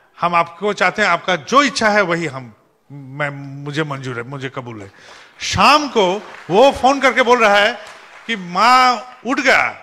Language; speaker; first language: Hindi; non-native, local second language; Bangla